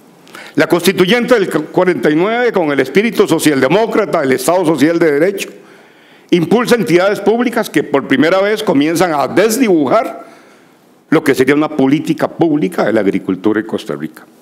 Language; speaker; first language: Spanish; native; Spanish